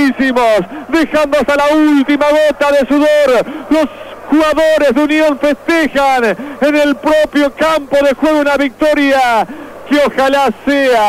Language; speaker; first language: Spanish; native; Spanish